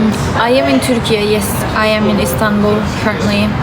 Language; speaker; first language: English; non-native, fluent; Turkish